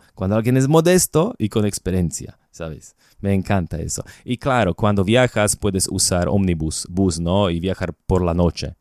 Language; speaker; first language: Spanish; non-native, fluent; Slovak